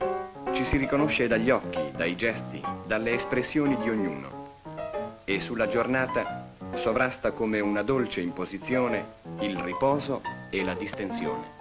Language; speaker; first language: Italian; native; Italian